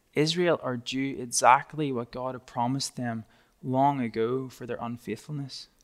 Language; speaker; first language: English; native; English